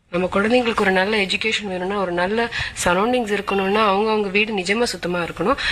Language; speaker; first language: Tamil; non-native, local second language; Malayalam